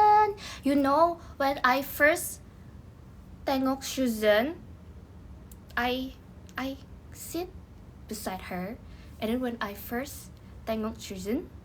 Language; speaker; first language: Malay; non-native, learner; Indonesian